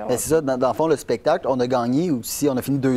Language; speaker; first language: French; native; French